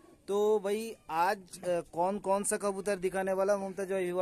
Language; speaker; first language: Hindi; non-native, local second language; Bangla